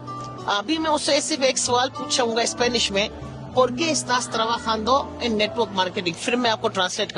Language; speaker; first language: Hindi; native; Hindi